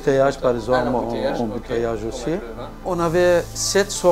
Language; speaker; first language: French; non-native, fluent; Turkish